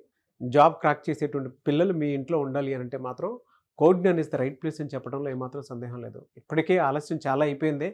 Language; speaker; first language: Telugu; native; Telugu